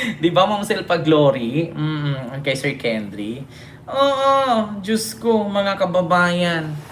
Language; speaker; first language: Filipino; non-native, local second language; Cebuano